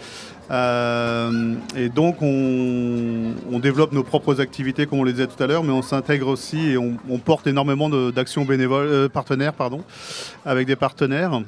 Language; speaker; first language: French; native; French